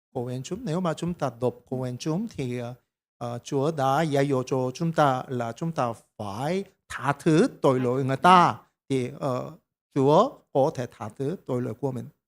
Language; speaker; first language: Vietnamese; non-native, learner; Korean